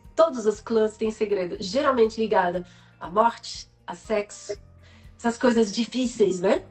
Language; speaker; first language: Portuguese; non-native, fluent; French